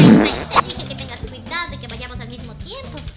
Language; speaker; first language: Spanish; native; Spanish